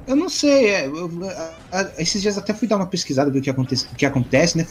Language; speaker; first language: Portuguese; native; Portuguese